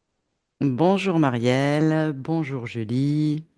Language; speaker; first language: French; native; French